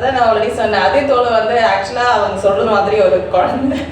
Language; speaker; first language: Tamil; non-native, learner; Malayalam